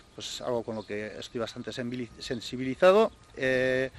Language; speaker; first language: Spanish; native; Spanish